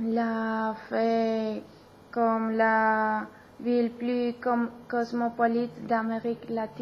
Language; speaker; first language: French; non-native, learner; Spanish